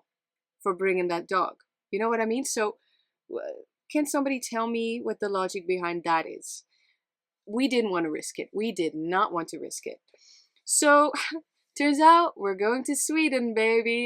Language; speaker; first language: English; non-native, fluent; Dutch